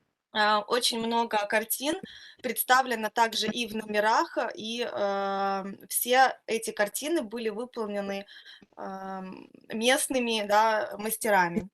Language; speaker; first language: Russian; native; Russian